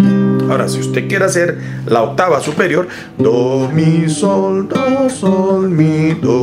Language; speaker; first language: Spanish; native; Spanish